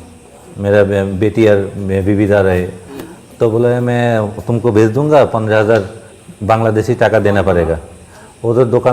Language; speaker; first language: Hindi; non-native, learner; Bangla